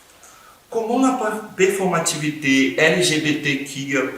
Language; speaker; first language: French; non-native, fluent; Portuguese